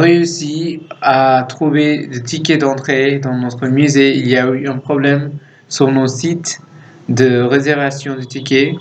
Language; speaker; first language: French; non-native, fluent; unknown